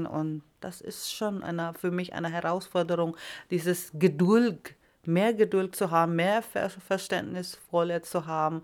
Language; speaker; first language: German; non-native, fluent; Iloko